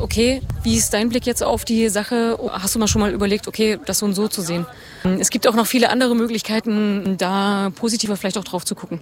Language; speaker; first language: German; native; German